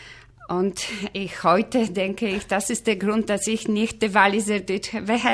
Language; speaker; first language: German; non-native, fluent; Polish